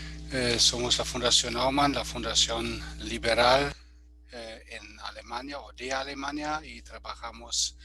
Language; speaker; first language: Spanish; non-native, fluent; German